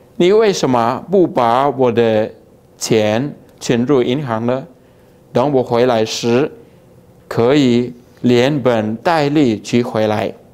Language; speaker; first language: Chinese; early bilingual, heritage; Chinese